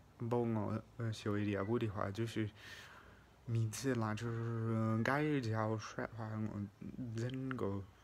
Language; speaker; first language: Chinese; non-native, fluent; English